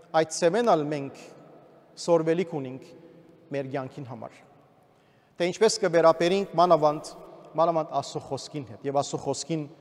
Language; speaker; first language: Armenian; early bilingual, heritage; Armenian